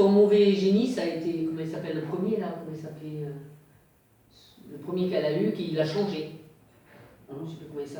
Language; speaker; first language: French; native; French